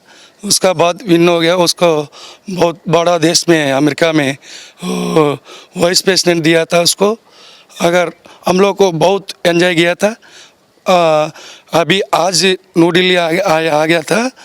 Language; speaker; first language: Hindi; non-native, local second language; Telugu